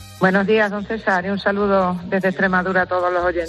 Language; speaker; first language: Spanish; native; Spanish